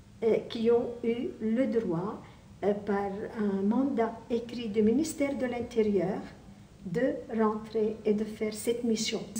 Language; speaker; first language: French; non-native, local second language; Arabic